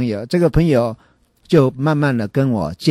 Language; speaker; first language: Chinese; native; Chinese